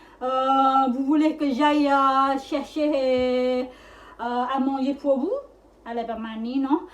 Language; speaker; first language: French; non-native, learner; Thai